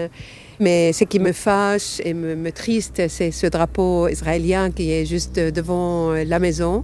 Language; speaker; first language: French; non-native, fluent; Arabic